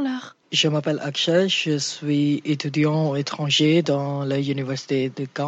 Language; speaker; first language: French; non-native, learner; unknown